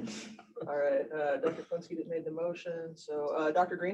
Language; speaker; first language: English; native; English